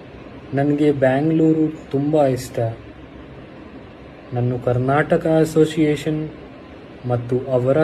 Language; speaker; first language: Kannada; non-native, learner; Hindi